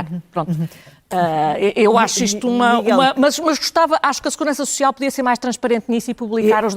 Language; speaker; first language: Portuguese; native; Portuguese